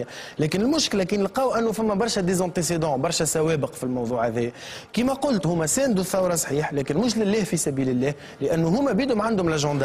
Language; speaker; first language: Arabic; native; Arabic